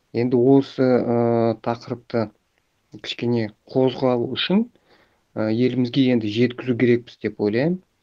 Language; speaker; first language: Kazakh; native; Kazakh